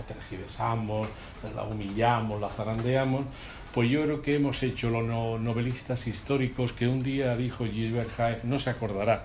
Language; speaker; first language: Spanish; native; Spanish